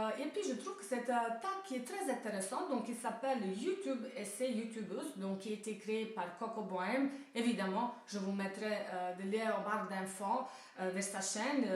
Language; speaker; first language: French; non-native, fluent; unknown